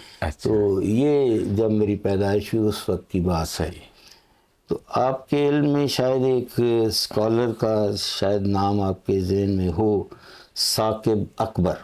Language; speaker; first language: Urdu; non-native, local second language; Punjabi